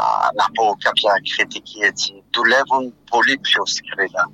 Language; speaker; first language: Greek; non-native, fluent; French